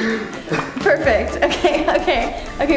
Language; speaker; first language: English; native; English